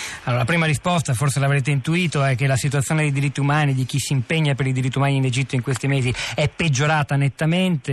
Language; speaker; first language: Italian; native; Italian